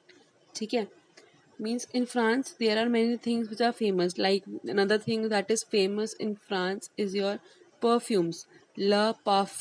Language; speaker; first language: English; non-native, local second language; Hindi